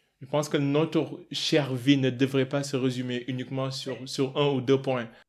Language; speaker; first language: French; non-native, local second language; Wolof